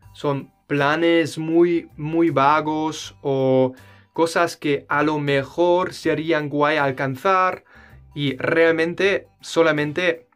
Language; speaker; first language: Spanish; non-native, fluent; German